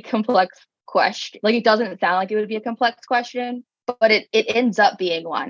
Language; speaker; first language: English; native; English